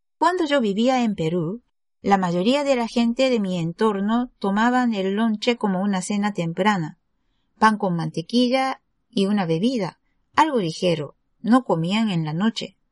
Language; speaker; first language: Spanish; non-native, fluent; Japanese